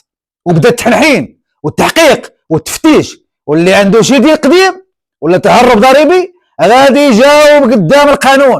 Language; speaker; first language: Arabic; native; Arabic